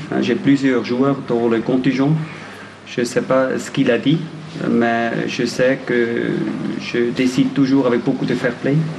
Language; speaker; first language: French; non-native, fluent; German